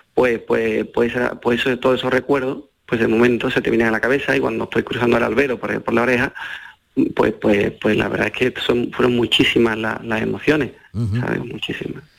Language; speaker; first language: Spanish; native; Spanish